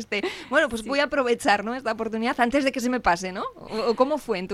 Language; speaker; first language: Spanish; native; Spanish